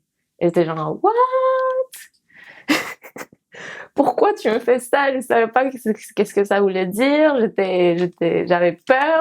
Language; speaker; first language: French; non-native, fluent; Spanish